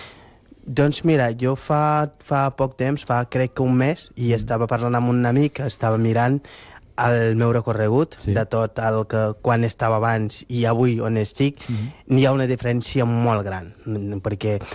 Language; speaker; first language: Catalan; non-native, fluent; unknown